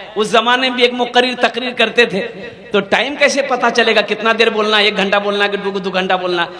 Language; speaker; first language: Hindi; non-native, local second language; Bangla